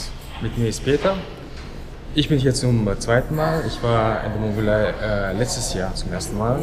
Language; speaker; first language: German; native; German